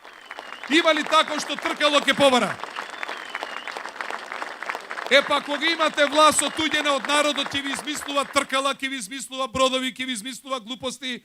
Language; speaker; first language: Macedonian; native; Macedonian